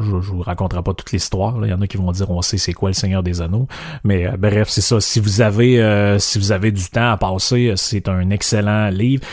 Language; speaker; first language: French; native; French